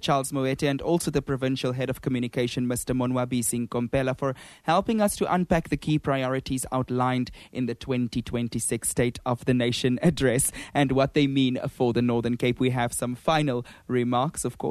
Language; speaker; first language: English; non-native, local second language; Afrikaans